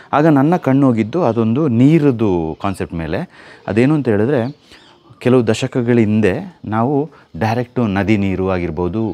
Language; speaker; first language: Kannada; native; Kannada